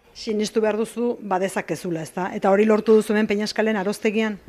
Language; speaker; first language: Basque; native; Basque